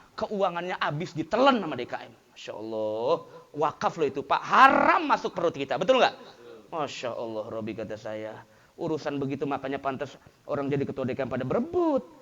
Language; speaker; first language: Indonesian; native; Indonesian